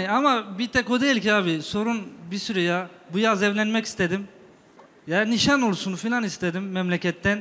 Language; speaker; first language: Turkish; native; Turkish